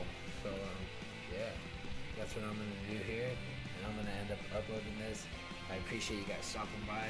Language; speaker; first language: English; native; English